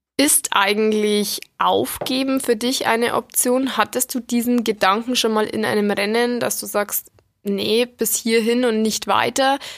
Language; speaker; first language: German; native; German